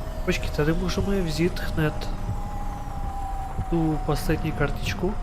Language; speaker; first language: Czech; non-native, learner; Ukrainian